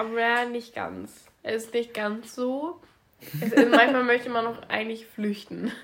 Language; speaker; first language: German; native; German